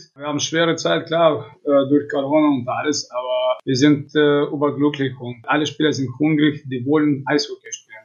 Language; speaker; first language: German; non-native, fluent; Russian